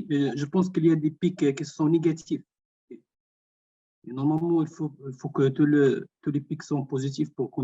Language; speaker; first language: French; non-native, local second language; Arabic